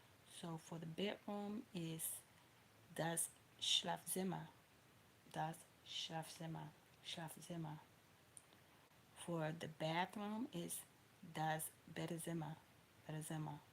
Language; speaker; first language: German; non-native, learner; English